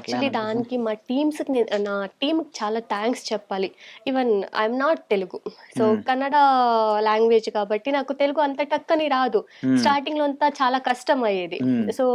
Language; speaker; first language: Telugu; non-native, local second language; Kannada